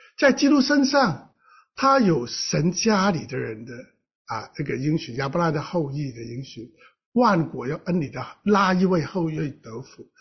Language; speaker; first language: Chinese; non-native, local second language; Cantonese